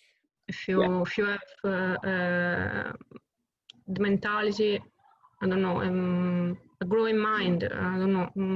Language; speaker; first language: English; non-native, learner; Italian